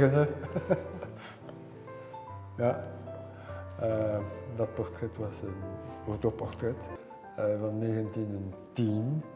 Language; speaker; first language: Dutch; non-native, local second language; French